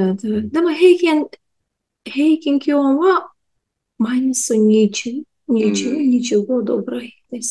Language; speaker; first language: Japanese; non-native, fluent; Tatar